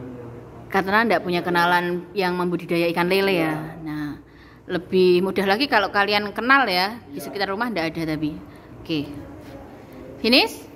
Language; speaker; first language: Indonesian; native; Indonesian